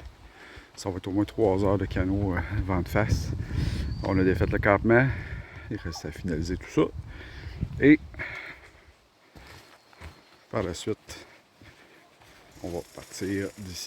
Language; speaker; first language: French; native; French